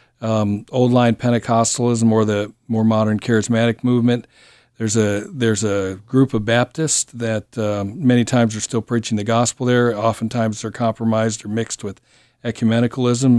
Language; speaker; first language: English; native; English